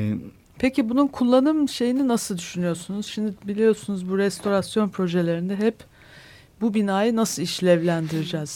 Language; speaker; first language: Turkish; native; Turkish